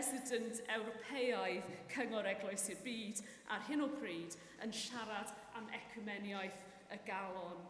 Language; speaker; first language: Welsh; non-native, fluent; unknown